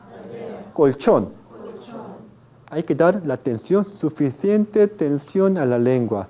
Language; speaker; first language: Spanish; non-native, fluent; Korean